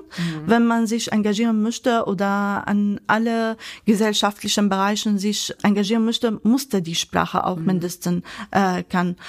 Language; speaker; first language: German; non-native, fluent; Arabic